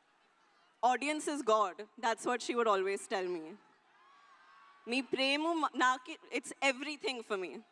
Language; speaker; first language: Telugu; non-native, learner; Hindi